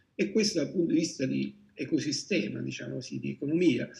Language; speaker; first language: Italian; native; Italian